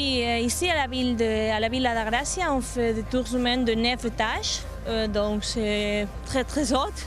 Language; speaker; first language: French; non-native, learner; Catalan